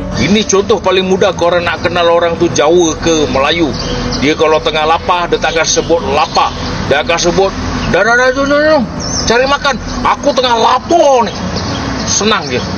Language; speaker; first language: Malay; native; Malay